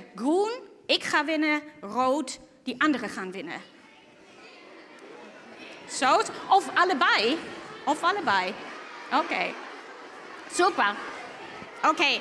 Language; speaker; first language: Dutch; non-native, fluent; German